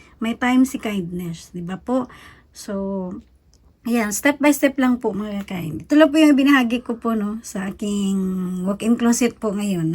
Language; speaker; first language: Filipino; native; Filipino